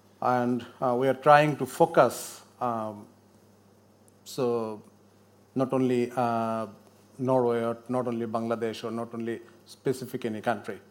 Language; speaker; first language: English; non-native, learner; Bangla